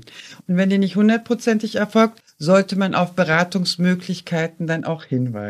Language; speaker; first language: German; native; German